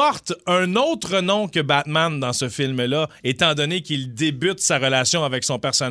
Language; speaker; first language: French; native; French